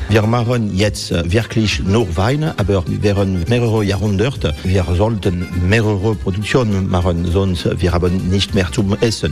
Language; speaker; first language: German; non-native, fluent; French